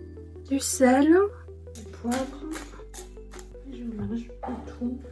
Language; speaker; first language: French; native; French